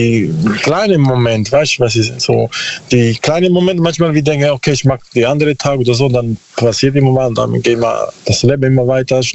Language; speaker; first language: German; non-native, learner; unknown